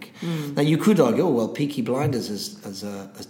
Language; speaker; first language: English; native; English